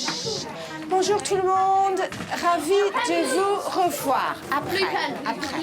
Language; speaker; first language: French; non-native, fluent; English